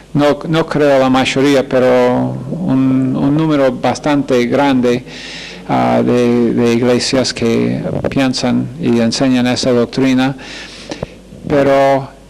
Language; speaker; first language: Spanish; non-native, fluent; English